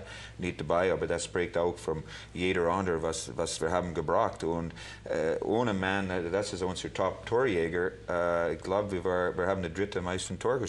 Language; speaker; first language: German; non-native, learner; English